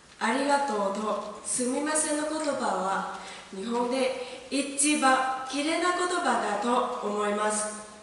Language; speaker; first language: Japanese; non-native, learner; Vietnamese